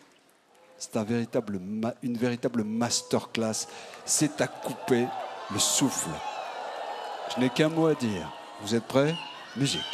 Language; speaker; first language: French; native; French